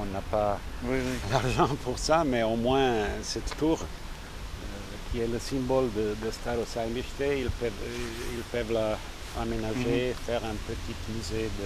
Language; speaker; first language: French; non-native, fluent; Serbian